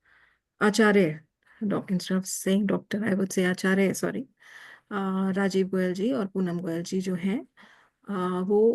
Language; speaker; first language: Hindi; native; Hindi